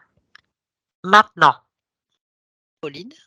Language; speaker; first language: French; native; French